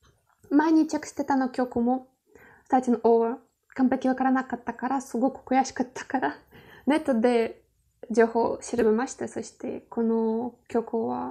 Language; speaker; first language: Japanese; non-native, learner; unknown